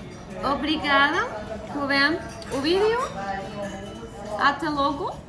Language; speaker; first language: Portuguese; non-native, learner; Danish